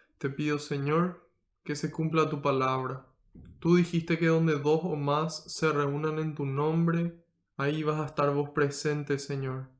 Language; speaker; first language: Spanish; native; Spanish